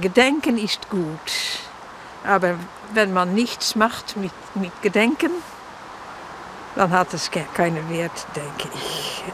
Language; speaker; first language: German; non-native, learner; Dutch